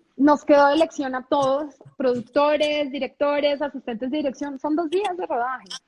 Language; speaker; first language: Spanish; native; Spanish